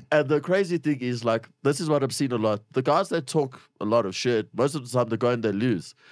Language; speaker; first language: English; native; English